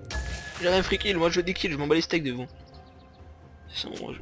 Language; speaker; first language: French; native; French